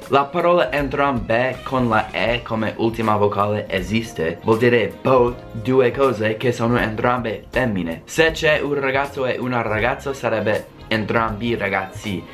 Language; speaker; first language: Italian; non-native, fluent; English